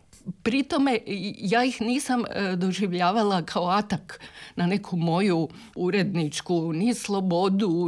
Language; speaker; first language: Serbian; native; Serbian